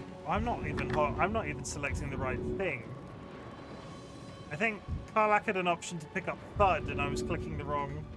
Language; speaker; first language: English; native; English